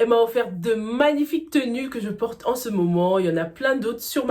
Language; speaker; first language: French; native; French